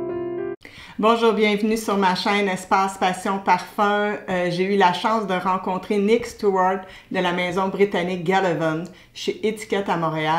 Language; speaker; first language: French; native; French